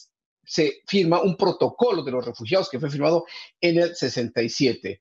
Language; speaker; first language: Spanish; native; Spanish